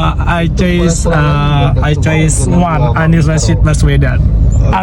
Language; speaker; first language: English; non-native, learner; Indonesian